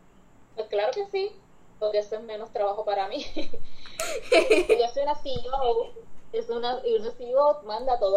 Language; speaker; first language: Spanish; native; Spanish